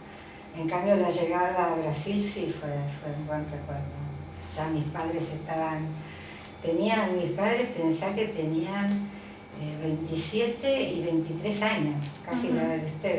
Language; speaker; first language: Spanish; early bilingual, other home language; Italian